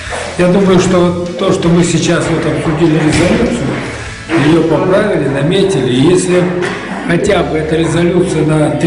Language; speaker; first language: Russian; native; Russian